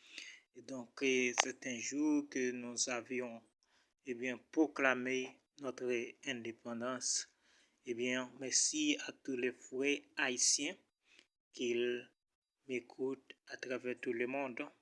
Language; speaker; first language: French; non-native, local second language; Haitian Creole